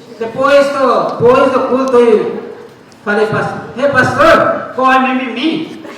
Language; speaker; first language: Portuguese; non-native, learner; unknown